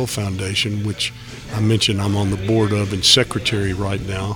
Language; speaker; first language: English; native; English